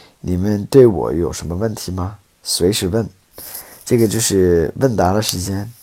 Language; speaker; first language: Chinese; non-native, fluent; English